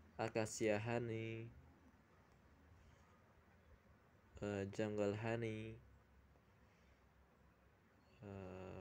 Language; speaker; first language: English; non-native, learner; Indonesian